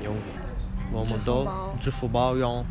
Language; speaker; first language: Chinese; non-native, learner; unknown